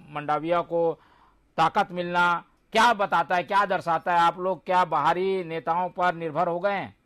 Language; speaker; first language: Hindi; native; Hindi